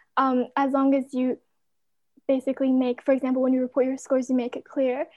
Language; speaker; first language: English; non-native, fluent; Chinese